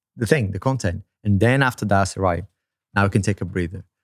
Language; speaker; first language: English; non-native, fluent; Portuguese